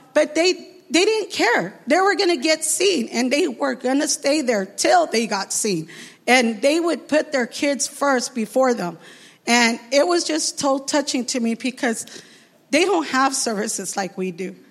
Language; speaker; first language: English; early bilingual, other home language; Spanish